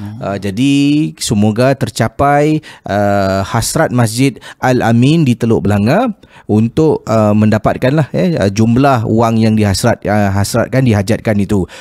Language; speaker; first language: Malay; native; Malay